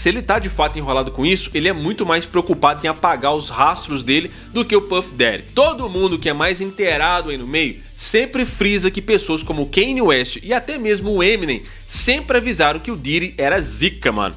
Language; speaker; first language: Portuguese; native; Portuguese